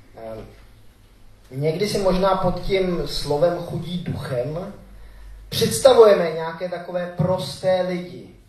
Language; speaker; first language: Czech; native; Czech